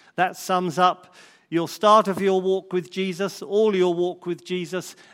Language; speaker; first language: English; native; English